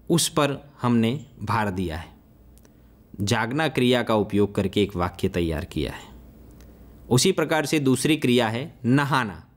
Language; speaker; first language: Hindi; non-native, local second language; Gujarati